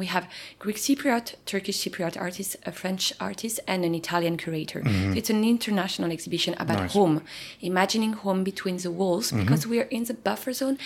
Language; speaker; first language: English; non-native, fluent; French